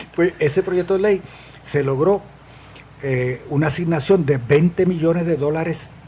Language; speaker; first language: Spanish; native; Spanish